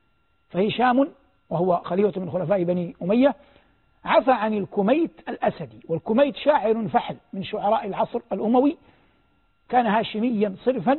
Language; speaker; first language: Arabic; native; Arabic